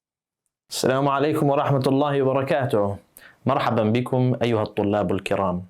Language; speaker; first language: Arabic; non-native, fluent; English